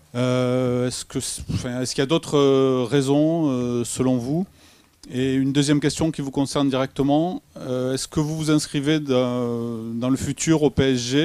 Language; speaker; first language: French; native; French